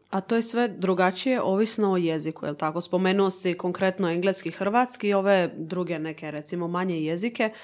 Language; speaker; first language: Croatian; native; Croatian